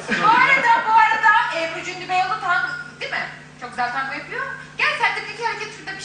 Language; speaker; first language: Turkish; native; Turkish